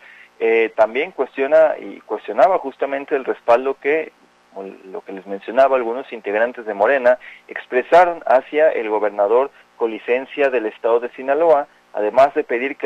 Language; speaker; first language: Spanish; native; Spanish